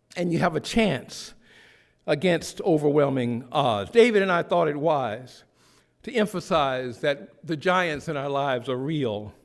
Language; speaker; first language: English; native; English